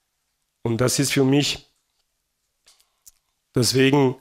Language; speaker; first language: German; non-native, fluent; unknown